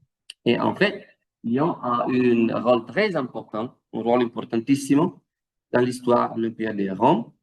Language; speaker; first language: French; non-native, fluent; Italian